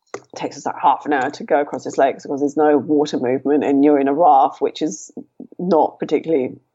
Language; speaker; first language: English; native; English